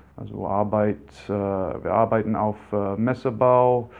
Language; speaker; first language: German; non-native, fluent; English